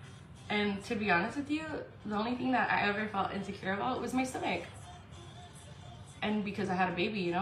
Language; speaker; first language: English; early bilingual, other home language; Spanish